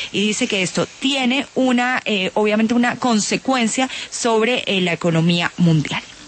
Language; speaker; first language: Spanish; native; Spanish